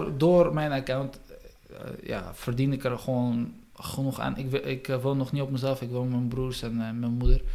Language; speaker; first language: Dutch; early bilingual, other home language; Russian